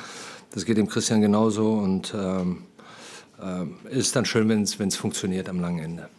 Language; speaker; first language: German; native; German